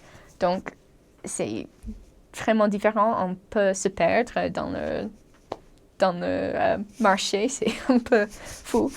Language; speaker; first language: French; non-native, learner; English